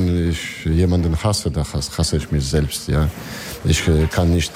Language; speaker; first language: German; non-native, learner; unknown